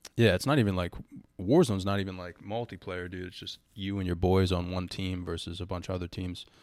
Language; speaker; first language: English; native; English